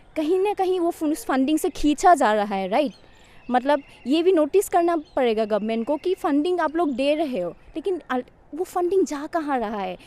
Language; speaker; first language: Hindi; non-native, local second language; Assamese